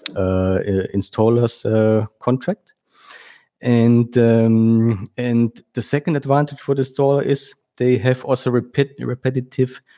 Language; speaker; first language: English; non-native, fluent; German